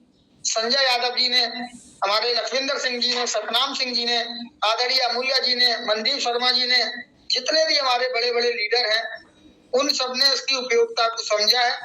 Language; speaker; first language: Hindi; native; Hindi